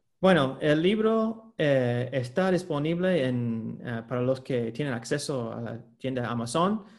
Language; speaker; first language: Spanish; non-native, fluent; English